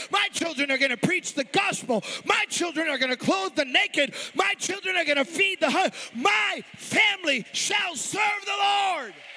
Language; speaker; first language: English; early bilingual, other home language; Spanish